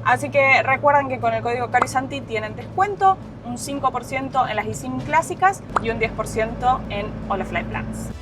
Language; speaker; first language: Spanish; native; Spanish